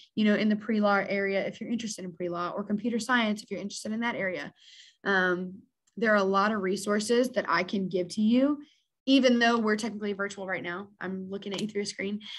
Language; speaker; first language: English; native; English